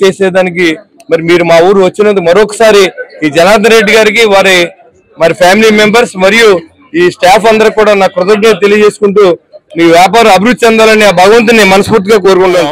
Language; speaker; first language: Telugu; native; Telugu